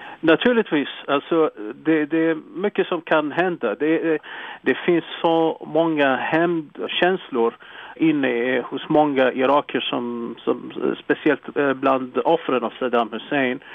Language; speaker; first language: Swedish; non-native, fluent; Arabic